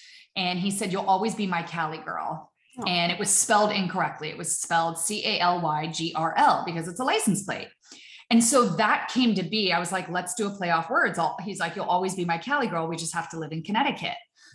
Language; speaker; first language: English; native; English